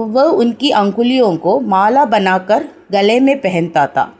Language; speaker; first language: Hindi; non-native, local second language; Malayalam